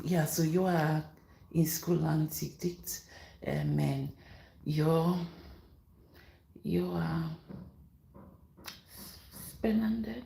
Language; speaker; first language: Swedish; non-native, learner; English